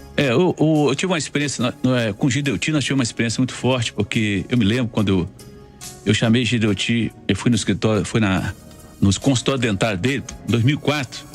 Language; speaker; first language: Portuguese; native; Portuguese